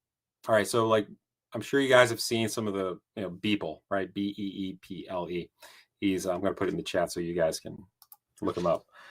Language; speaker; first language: English; native; English